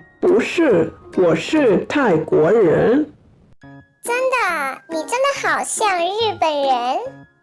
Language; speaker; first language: Chinese; non-native, fluent; Thai